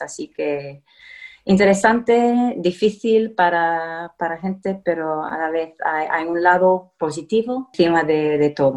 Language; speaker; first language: Spanish; non-native, fluent; English